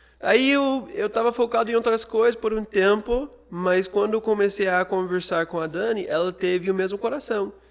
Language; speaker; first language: Portuguese; non-native, fluent; English